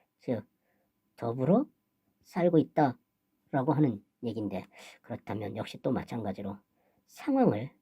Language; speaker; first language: Korean; native; Korean